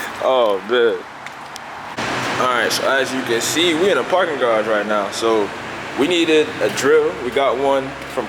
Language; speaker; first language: English; native; English